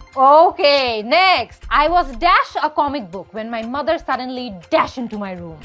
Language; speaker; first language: English; non-native, local second language; Bangla